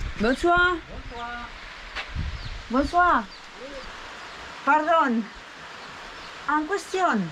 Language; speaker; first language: French; non-native, learner; Catalan